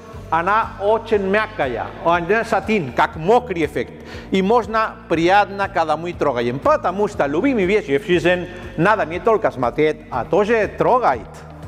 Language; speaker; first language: Russian; non-native, learner; Spanish